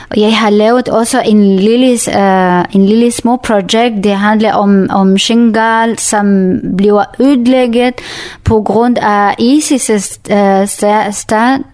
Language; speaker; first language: Danish; non-native, learner; Kurdish